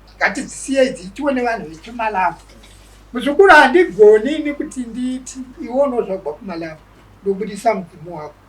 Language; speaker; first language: Shona; native; Shona